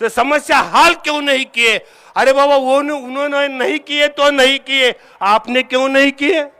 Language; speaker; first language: Hindi; non-native, local second language; Marathi